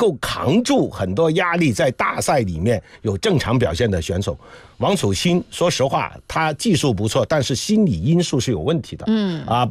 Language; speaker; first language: Chinese; non-native, local second language; Cantonese